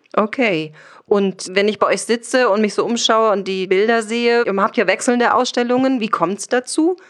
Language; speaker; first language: German; native; German